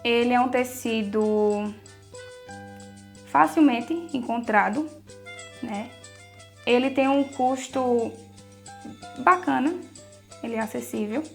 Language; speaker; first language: Portuguese; native; Portuguese